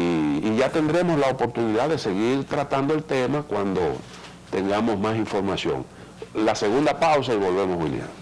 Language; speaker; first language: Spanish; native; Spanish